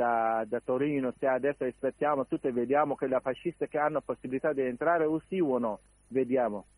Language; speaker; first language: Italian; non-native, learner; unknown